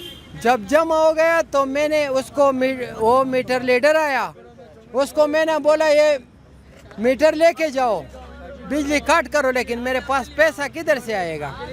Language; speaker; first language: Hindi; non-native, local second language; Pashto